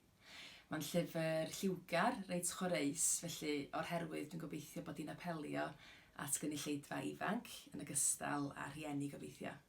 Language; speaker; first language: Welsh; native; Welsh